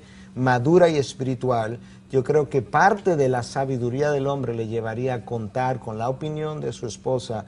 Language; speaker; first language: Spanish; native; Spanish